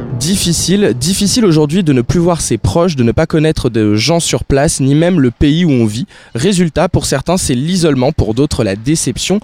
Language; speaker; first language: French; native; French